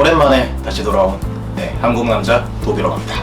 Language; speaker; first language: Korean; native; Korean